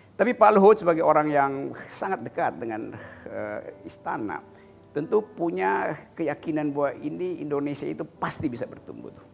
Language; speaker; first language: Indonesian; native; Indonesian